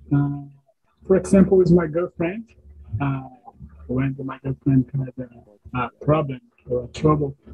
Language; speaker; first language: English; non-native, learner; Portuguese